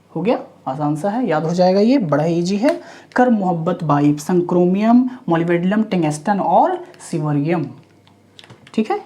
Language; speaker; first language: Hindi; non-native, local second language; Marathi